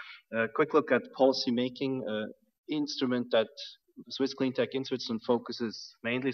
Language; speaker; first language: English; non-native, fluent; German